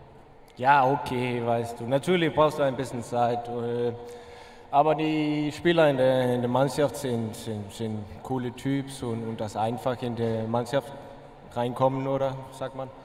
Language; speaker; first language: German; non-native, learner; Icelandic